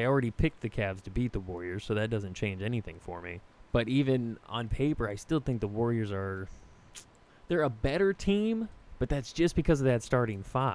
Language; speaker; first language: English; native; English